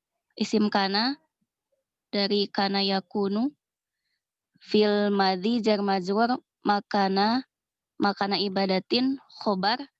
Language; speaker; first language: Arabic; non-native, learner; Indonesian